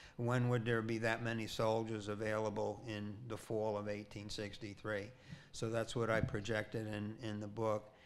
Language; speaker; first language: English; native; English